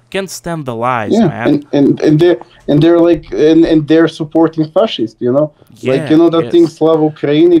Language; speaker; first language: English; non-native, fluent; Serbian